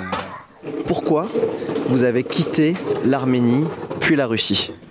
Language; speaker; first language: French; native; French